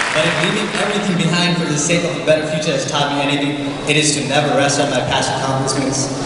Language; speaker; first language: English; non-native, local second language; Nepali